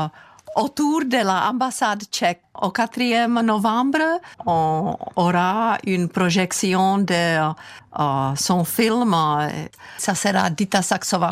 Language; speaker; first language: French; non-native, fluent; Czech